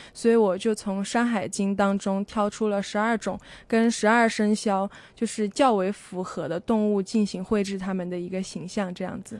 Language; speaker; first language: Chinese; native; Chinese